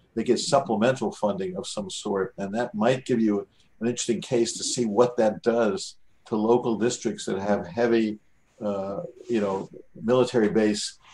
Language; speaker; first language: English; native; English